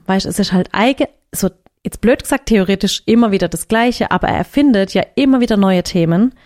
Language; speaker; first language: German; early bilingual, other home language; Turkish